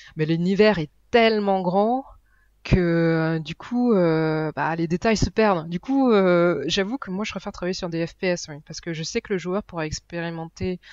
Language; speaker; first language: French; native; French